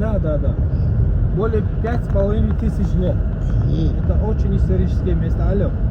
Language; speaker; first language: Russian; non-native, local second language; Tajik